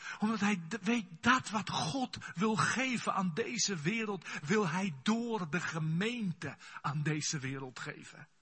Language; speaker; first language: Dutch; non-native, fluent; Afrikaans